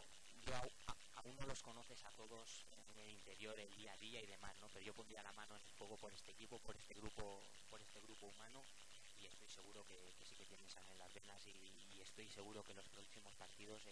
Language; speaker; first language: Spanish; native; Spanish